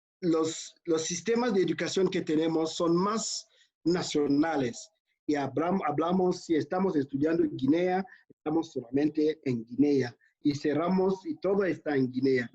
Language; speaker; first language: Spanish; non-native, fluent; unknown